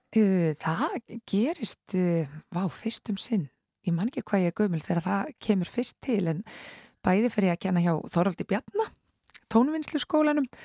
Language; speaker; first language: Icelandic; native; Icelandic